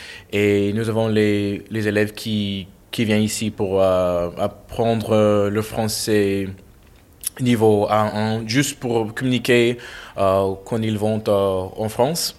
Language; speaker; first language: French; non-native, fluent; English